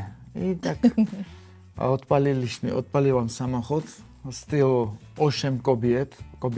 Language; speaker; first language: Polish; non-native, learner; Georgian